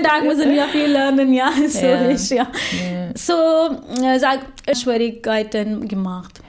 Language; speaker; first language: German; non-native, fluent; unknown